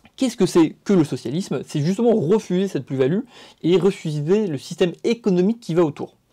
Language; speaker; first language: French; native; French